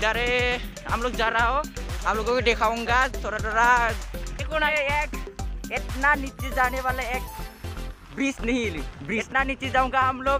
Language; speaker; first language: Hindi; non-native, local second language; Bodo